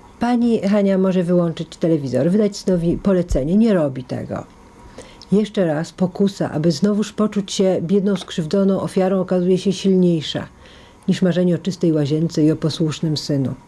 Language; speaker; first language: Polish; native; Polish